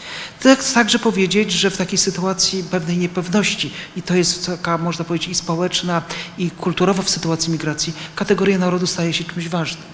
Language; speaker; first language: Polish; native; Polish